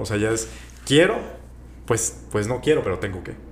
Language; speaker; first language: Spanish; native; Spanish